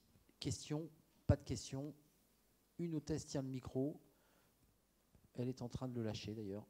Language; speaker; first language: French; native; French